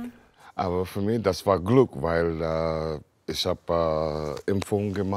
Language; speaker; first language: German; non-native, learner; English